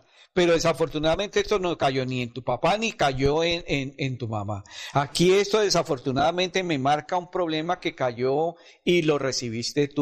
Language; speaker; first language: Spanish; native; Spanish